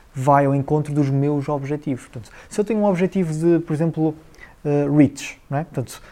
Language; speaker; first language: Portuguese; native; Portuguese